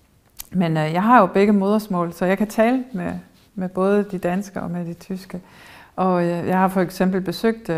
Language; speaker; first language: Danish; early bilingual, heritage; German